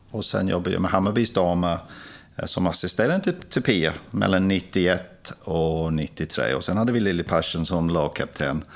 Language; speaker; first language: Swedish; non-native, fluent; English